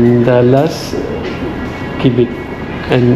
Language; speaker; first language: English; non-native, learner; Burmese